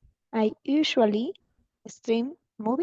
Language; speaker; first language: English; non-native, learner; Spanish